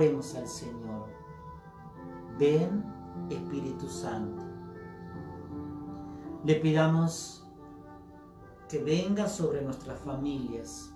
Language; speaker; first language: Spanish; native; Spanish